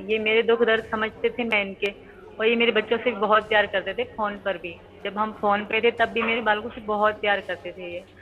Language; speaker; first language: Urdu; non-native, local second language; Sindhi